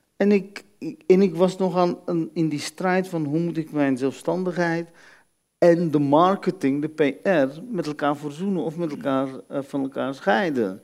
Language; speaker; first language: Dutch; early bilingual, other home language; Arabic